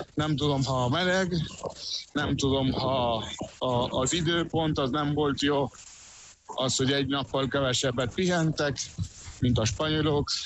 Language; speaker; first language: Hungarian; early bilingual, heritage; Hungarian